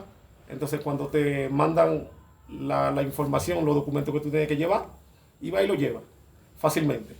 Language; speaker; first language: Spanish; non-native, fluent; Haitian Creole